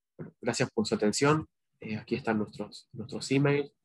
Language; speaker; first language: Spanish; native; Spanish